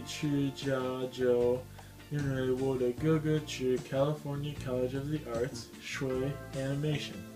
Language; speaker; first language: Chinese; non-native, learner; English